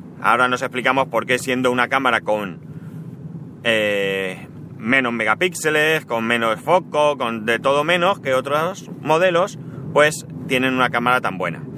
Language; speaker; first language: Spanish; native; Spanish